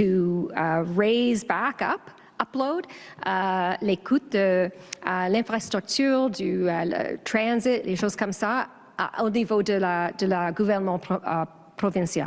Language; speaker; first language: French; non-native, learner; English